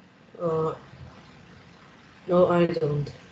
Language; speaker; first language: English; non-native, learner; Vietnamese